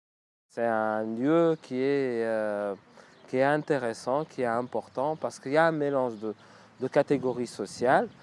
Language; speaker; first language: French; non-native, local second language; Arabic